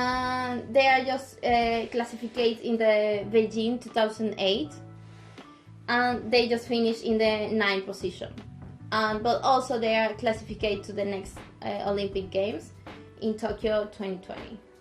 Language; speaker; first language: English; non-native, local second language; Spanish